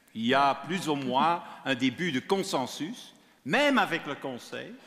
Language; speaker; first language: French; non-native, local second language; Dutch